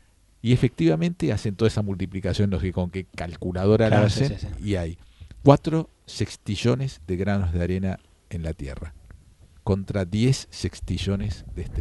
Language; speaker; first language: Spanish; native; Spanish